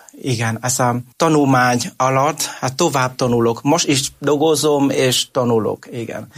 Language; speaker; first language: Hungarian; non-native, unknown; Vietnamese